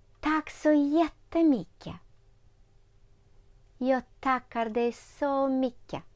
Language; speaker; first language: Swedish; non-native, learner; Ukrainian